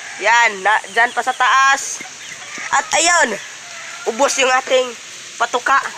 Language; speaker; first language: Filipino; non-native, local second language; Cebuano